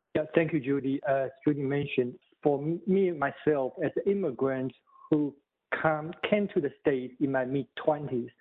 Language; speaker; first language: English; non-native, fluent; Chinese